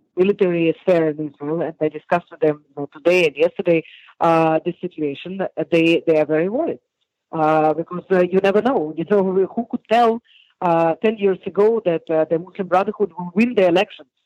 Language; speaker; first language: English; non-native, fluent; Hebrew